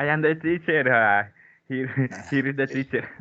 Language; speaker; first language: English; non-native, learner; Spanish